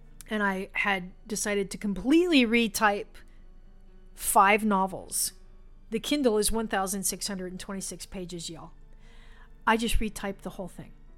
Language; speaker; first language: English; native; English